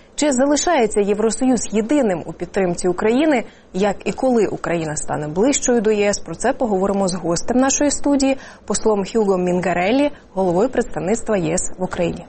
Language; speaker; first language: Ukrainian; native; Ukrainian